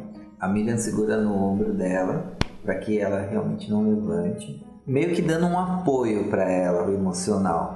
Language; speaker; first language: Portuguese; native; Portuguese